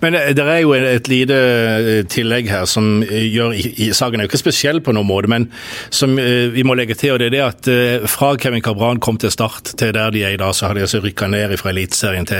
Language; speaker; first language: Norwegian; native; Norwegian